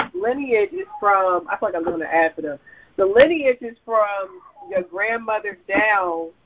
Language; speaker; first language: English; early bilingual, other home language; Krio